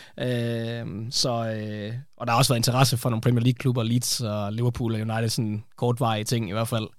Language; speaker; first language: Danish; native; Danish